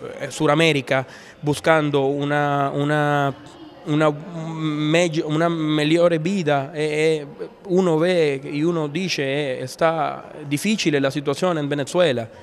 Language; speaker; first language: Italian; non-native, learner; Spanish